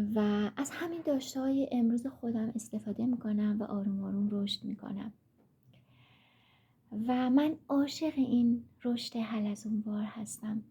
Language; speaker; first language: Persian; native; Persian